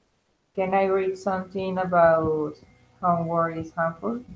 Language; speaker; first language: English; non-native, learner; Spanish